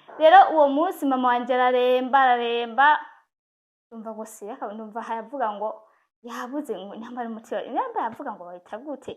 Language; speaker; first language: Rundi; non-native, local second language; Swahili